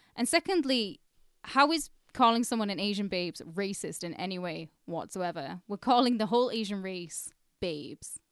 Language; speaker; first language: English; early bilingual, other home language; Hindi